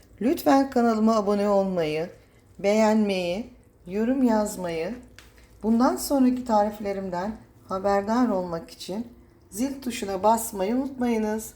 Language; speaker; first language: Turkish; native; Turkish